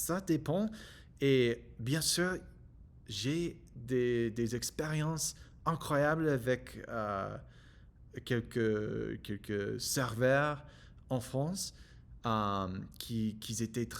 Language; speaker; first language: French; non-native, learner; English